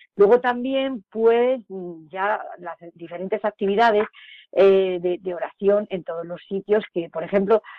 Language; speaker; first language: Spanish; native; Spanish